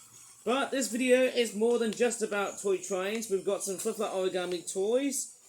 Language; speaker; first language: English; native; English